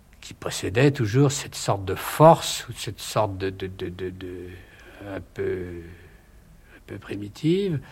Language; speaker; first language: French; non-native, fluent; German